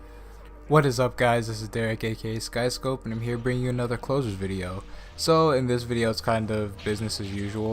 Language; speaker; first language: English; native; English